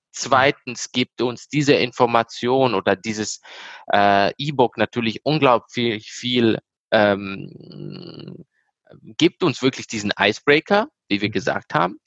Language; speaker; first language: German; early bilingual, heritage; German